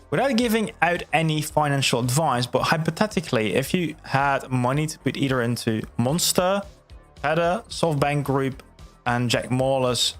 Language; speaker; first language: English; non-native, fluent; Dutch